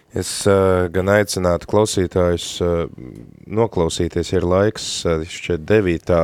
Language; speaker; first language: Latvian; native; Latvian